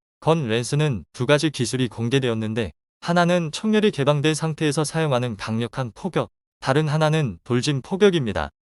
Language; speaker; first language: Korean; native; Korean